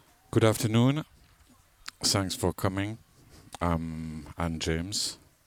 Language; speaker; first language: English; non-native, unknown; French